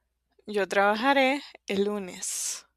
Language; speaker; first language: Spanish; non-native, fluent; English